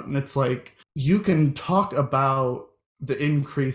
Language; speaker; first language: English; native; English